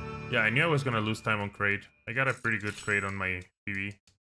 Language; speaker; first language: English; non-native, fluent; Spanish